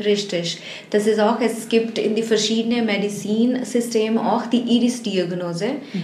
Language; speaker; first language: German; non-native, fluent; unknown